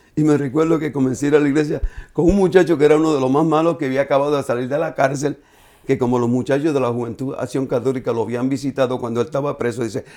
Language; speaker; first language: Spanish; native; Spanish